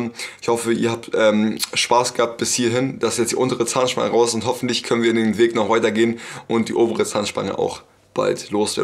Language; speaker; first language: German; native; German